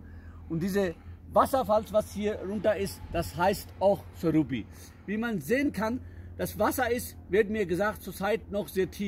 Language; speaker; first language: German; non-native, fluent; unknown